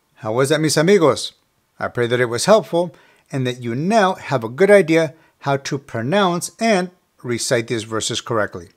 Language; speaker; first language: English; early bilingual, other home language; Spanish